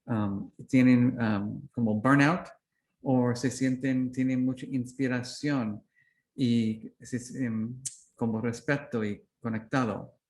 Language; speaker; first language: Spanish; non-native, learner; English